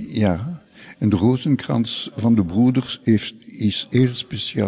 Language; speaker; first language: Dutch; non-native, local second language; French